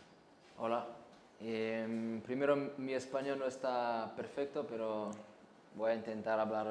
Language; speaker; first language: Spanish; non-native, learner; French